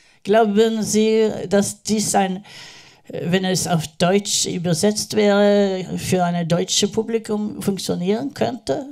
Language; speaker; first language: German; non-native, learner; Norwegian